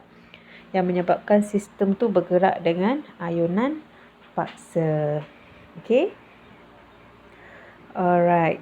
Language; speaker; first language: Malay; native; Malay